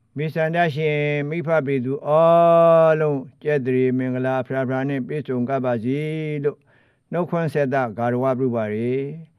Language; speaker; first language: Burmese; native; Burmese